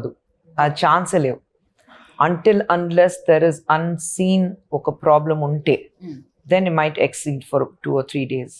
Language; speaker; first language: Telugu; non-native, local second language; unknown